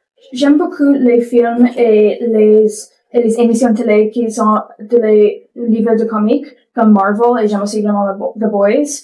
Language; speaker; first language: French; non-native, local second language; English